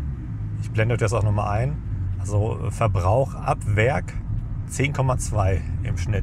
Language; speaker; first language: German; native; German